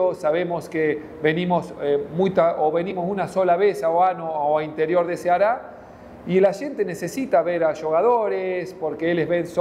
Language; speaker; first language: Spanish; non-native, fluent; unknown